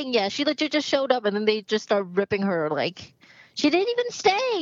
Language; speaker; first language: English; non-native, local second language; Cantonese